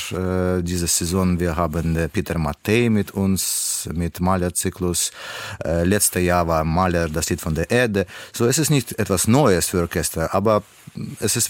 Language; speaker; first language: German; non-native, learner; Russian